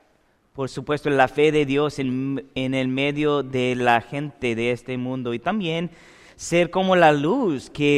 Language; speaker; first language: Spanish; non-native, learner; English